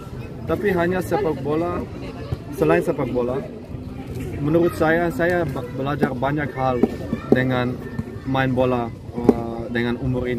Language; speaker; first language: Indonesian; non-native, fluent; Dutch